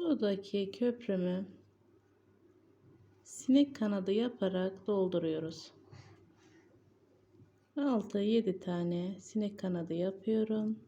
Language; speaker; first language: Turkish; native; Turkish